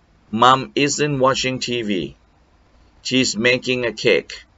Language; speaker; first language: English; non-native, fluent; Thai